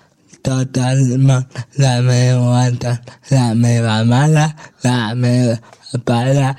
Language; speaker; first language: Catalan; non-native, local second language; Spanish